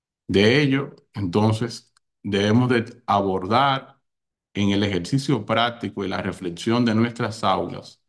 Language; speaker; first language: Spanish; native; Spanish